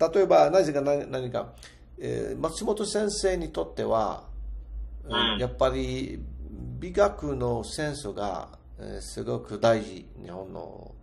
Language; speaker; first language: Japanese; non-native, fluent; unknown